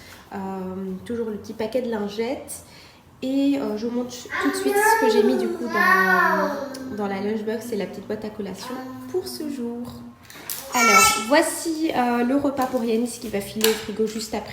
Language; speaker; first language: French; native; French